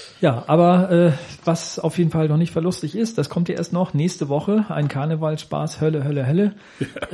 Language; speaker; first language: German; native; German